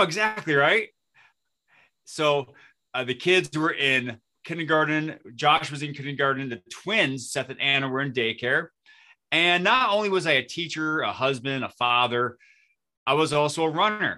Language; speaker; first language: English; native; English